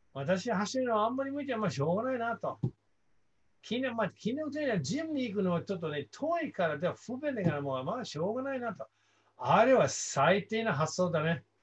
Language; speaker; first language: Japanese; non-native, fluent; English